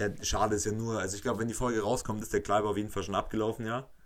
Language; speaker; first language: German; native; German